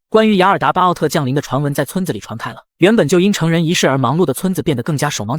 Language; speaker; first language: Chinese; native; Chinese